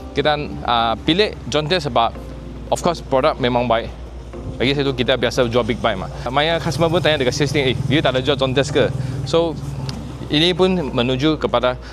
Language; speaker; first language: Malay; non-native, local second language; Chinese